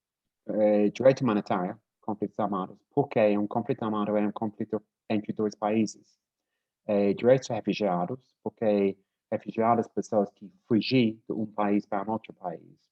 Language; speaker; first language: Portuguese; non-native, learner; English